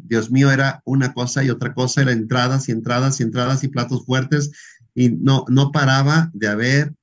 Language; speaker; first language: Spanish; native; Spanish